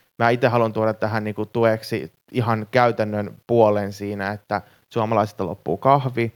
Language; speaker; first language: Finnish; native; Finnish